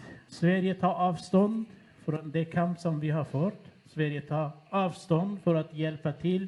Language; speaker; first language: Swedish; non-native, fluent; Kurdish